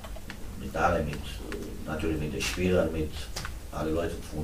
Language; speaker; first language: German; non-native, fluent; Romanian